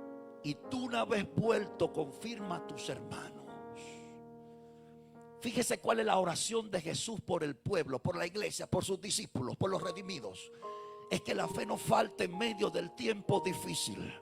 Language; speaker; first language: Spanish; native; Spanish